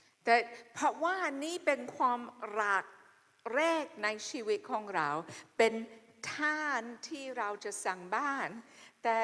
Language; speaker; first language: Thai; non-native, fluent; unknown